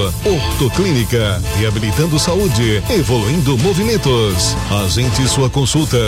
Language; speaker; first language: Portuguese; native; Portuguese